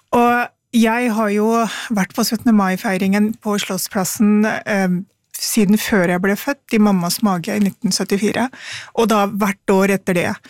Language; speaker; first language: Norwegian; early bilingual, other home language; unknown